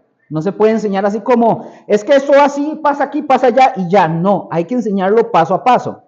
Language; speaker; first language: Spanish; native; Spanish